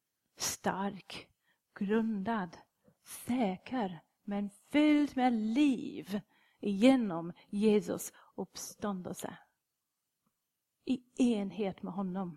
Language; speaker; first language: Swedish; non-native, fluent; English